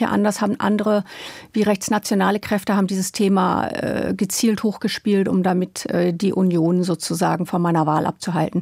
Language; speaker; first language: German; native; German